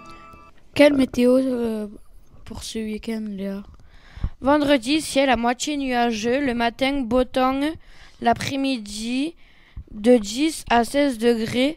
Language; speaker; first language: French; native; French